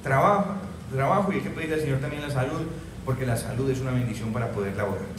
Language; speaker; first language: Spanish; native; Spanish